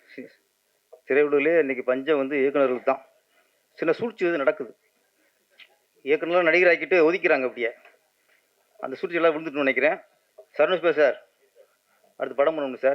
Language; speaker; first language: Tamil; native; Tamil